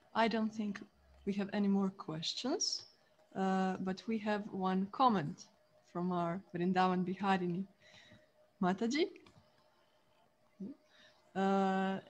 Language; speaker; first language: English; non-native, fluent; Croatian